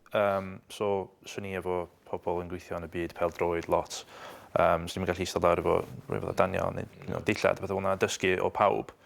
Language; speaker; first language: Welsh; native; Welsh